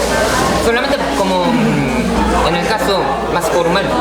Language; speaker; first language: Spanish; non-native, fluent; Korean